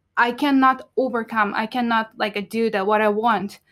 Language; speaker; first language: English; non-native, learner; Japanese